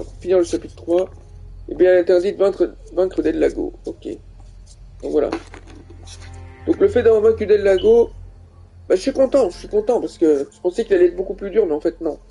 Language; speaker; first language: French; native; French